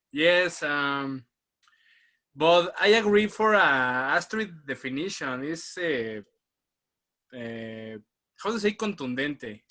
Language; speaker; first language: English; non-native, learner; Spanish